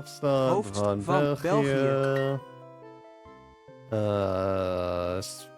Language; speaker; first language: Dutch; non-native, learner; English